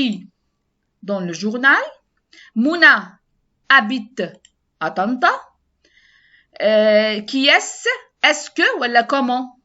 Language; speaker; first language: French; non-native, learner; Arabic